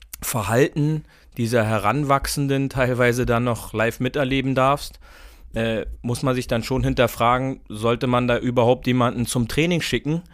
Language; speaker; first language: German; native; German